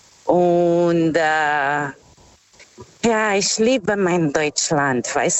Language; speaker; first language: German; non-native, learner; Portuguese